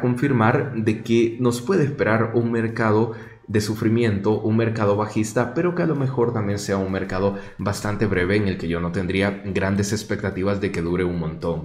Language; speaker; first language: Spanish; native; Spanish